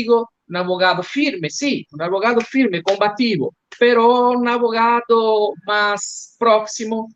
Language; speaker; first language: Spanish; non-native, learner; Portuguese